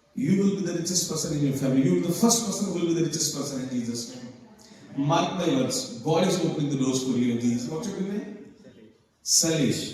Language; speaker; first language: English; non-native, local second language; Hindi